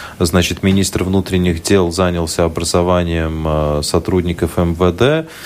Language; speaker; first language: Russian; native; Russian